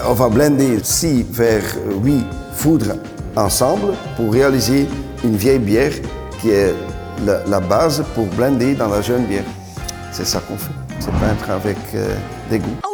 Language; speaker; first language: French; non-native, local second language; Dutch